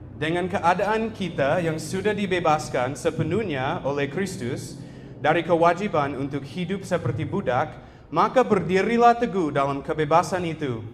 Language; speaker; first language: Indonesian; non-native, fluent; English